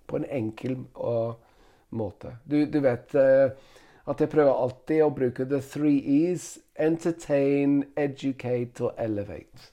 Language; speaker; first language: Norwegian; non-native, fluent; English